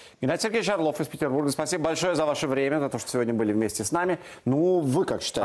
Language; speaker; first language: Russian; native; Russian